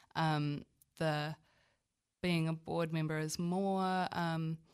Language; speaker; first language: English; native; English